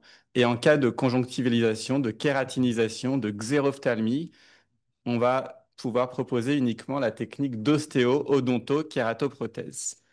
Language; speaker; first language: French; native; French